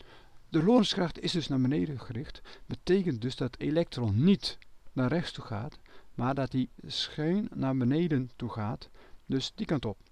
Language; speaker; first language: Dutch; native; Dutch